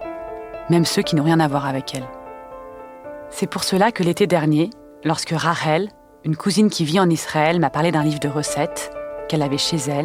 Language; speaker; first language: French; native; French